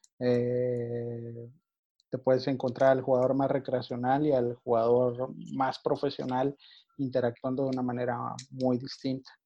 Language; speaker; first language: Spanish; native; Spanish